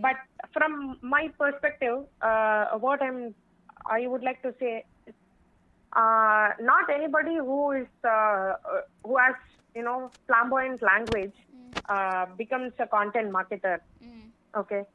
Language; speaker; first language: English; non-native, local second language; Tamil